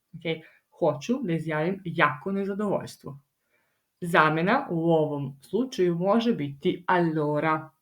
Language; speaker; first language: Bosnian; early bilingual, heritage; Italian